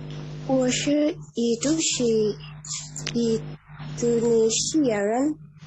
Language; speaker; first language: Chinese; non-native, learner; Indonesian